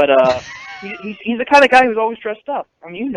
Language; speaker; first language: English; native; English